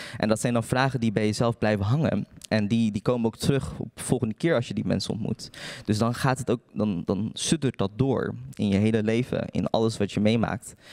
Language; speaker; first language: Dutch; early bilingual, other home language; Uyghur